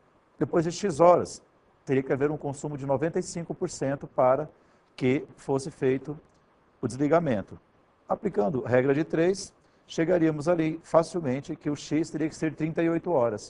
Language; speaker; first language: Portuguese; native; Portuguese